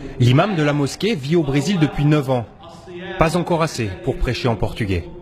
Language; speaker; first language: French; native; French